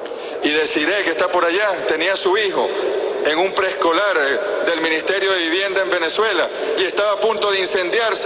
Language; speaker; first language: Spanish; native; Spanish